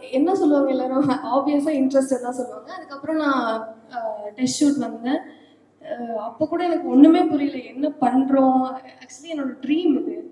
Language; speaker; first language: Tamil; native; Tamil